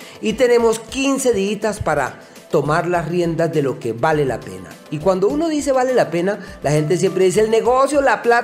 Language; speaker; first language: Spanish; native; Spanish